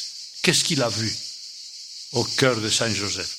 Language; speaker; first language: French; non-native, fluent; Spanish